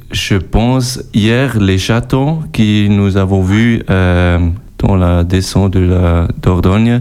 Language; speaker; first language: French; non-native, learner; German